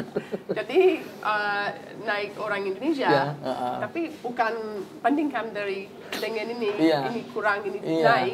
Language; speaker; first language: Indonesian; non-native, fluent; English